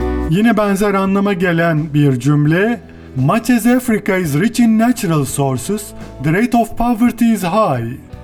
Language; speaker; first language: English; non-native, fluent; Turkish